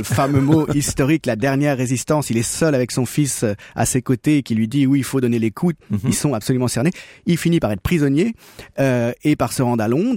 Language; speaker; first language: French; native; French